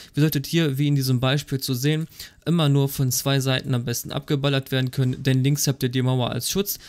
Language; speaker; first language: German; native; German